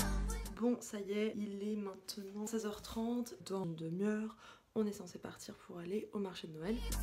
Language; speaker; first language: French; native; French